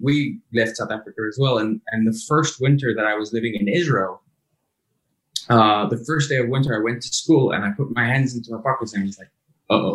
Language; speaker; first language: English; native; English